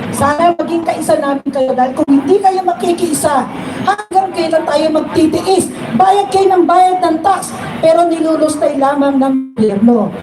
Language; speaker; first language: Filipino; native; Filipino